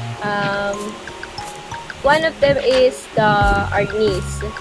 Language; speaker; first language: English; non-native, local second language; Filipino